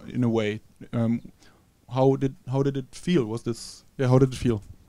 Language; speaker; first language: English; non-native, fluent; German